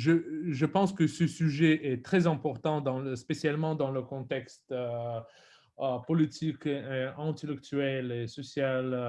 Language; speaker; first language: French; non-native, fluent; Russian